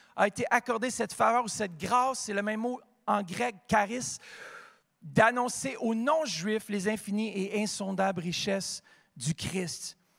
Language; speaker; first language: French; native; French